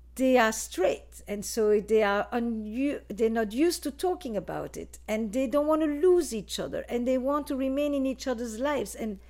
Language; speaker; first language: English; non-native, fluent; Dutch